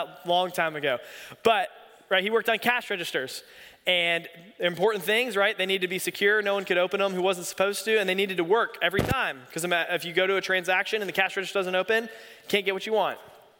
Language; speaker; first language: English; native; English